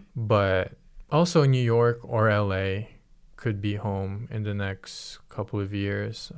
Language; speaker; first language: English; early bilingual, other home language; Filipino